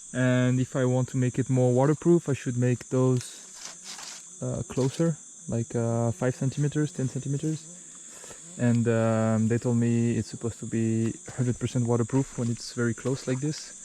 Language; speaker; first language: English; non-native, fluent; French